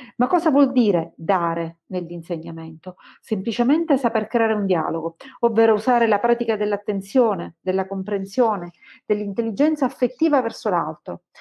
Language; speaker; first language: Italian; native; Italian